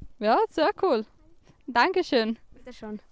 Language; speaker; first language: German; early bilingual, other home language; Romanian